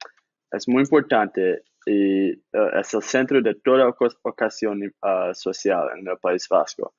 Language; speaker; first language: Spanish; non-native, learner; English